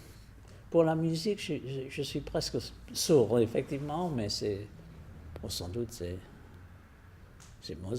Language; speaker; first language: French; non-native, fluent; English